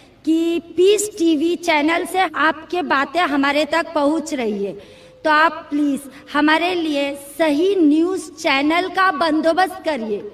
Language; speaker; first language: Hindi; non-native, local second language; Marathi